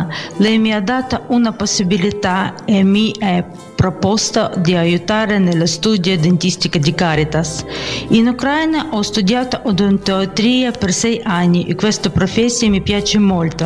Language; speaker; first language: Italian; non-native, fluent; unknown